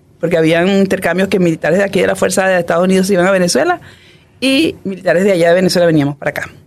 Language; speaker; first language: Spanish; native; Spanish